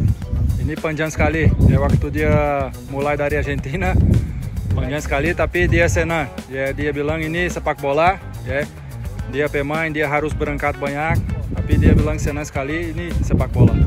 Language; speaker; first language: Indonesian; non-native, learner; Spanish